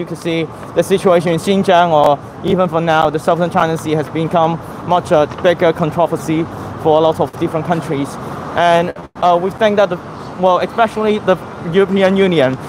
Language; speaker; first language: English; non-native, local second language; Cantonese